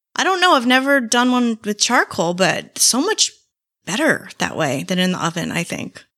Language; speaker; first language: English; native; English